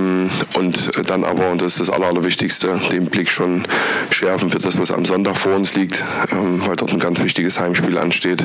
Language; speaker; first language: German; native; German